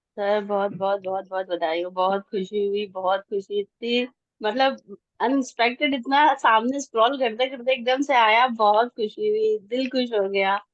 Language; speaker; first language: Hindi; native; Hindi